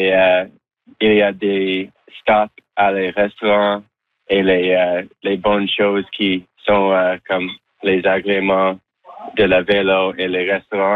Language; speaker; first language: French; non-native, local second language; English